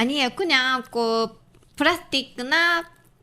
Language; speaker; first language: Korean; non-native, fluent; Japanese